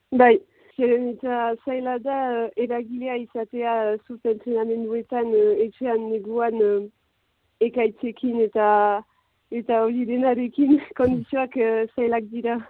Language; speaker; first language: Basque; non-native, local second language; French